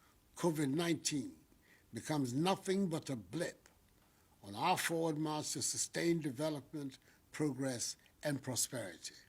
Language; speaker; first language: English; non-native, local second language; Akan